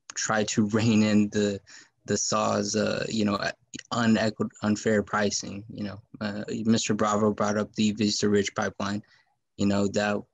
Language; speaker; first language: English; native; English